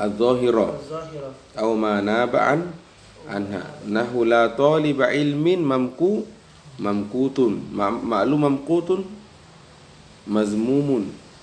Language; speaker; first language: Arabic; non-native, fluent; Indonesian